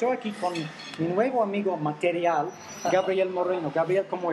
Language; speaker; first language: Spanish; non-native, fluent; English